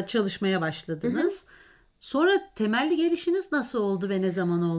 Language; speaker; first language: Turkish; native; Turkish